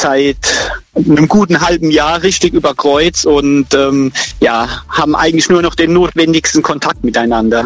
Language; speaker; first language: German; native; German